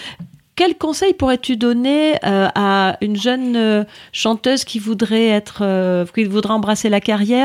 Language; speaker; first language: French; native; French